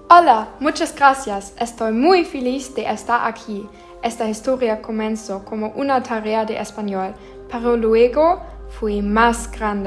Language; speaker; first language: Spanish; non-native, learner; German